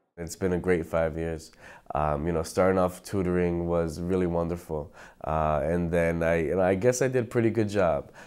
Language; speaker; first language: English; native; English